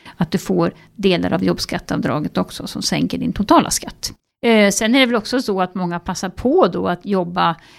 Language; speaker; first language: Swedish; native; Swedish